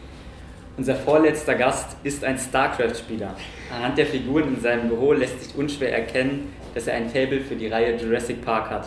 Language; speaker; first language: German; native; German